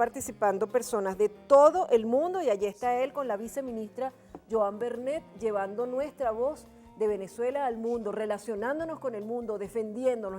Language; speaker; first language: Spanish; native; Spanish